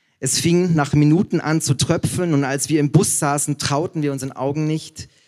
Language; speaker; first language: German; native; German